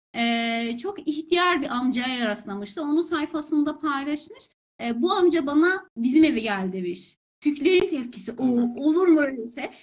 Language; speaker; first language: Turkish; non-native, fluent; Persian